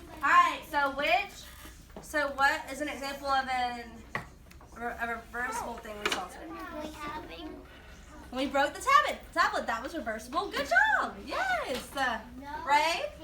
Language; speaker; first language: English; native; English